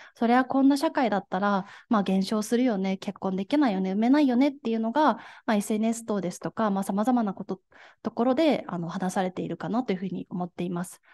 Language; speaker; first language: Japanese; native; Japanese